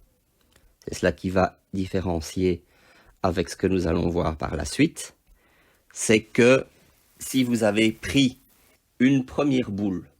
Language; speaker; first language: French; native; French